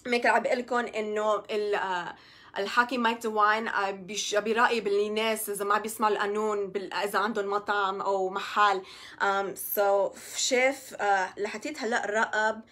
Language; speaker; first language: Arabic; early bilingual, other home language; English